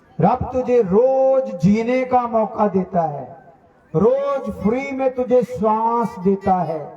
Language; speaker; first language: Hindi; non-native, local second language; Punjabi